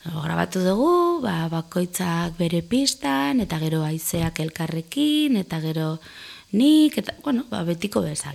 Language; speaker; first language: Basque; non-native, local second language; Spanish